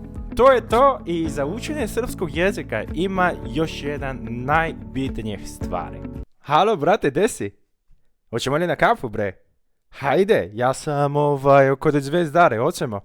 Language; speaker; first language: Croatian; non-native, fluent; Korean